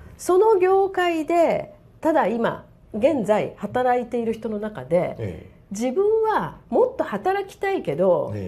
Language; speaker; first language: Japanese; native; Japanese